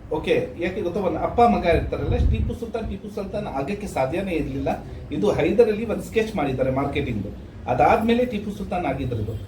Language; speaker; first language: Kannada; non-native, local second language; Urdu